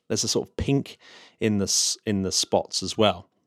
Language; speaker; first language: English; native; English